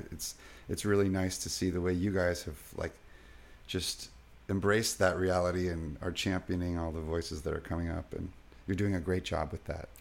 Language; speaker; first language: English; native; English